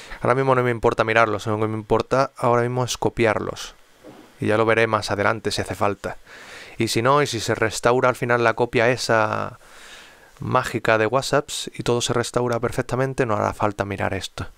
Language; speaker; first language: Spanish; native; Spanish